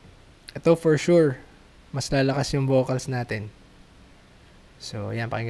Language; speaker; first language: Filipino; native; Filipino